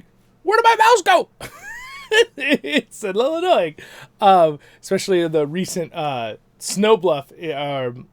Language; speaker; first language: English; native; English